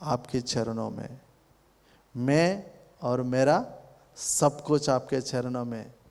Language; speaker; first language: Hindi; non-native, local second language; Telugu